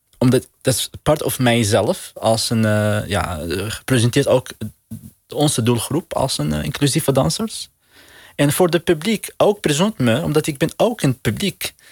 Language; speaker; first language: Dutch; non-native, learner; Arabic